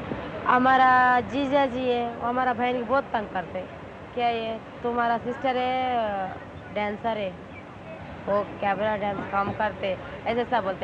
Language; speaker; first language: Hindi; non-native, local second language; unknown